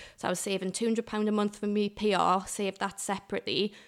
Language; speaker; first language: English; native; English